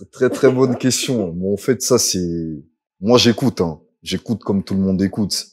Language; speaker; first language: French; early bilingual, other home language; Lingala